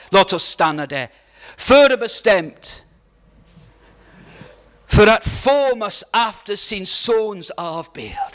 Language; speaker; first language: Swedish; non-native, fluent; English